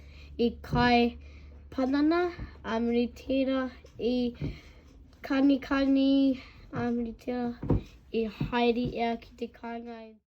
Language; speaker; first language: Māori; non-native, learner; English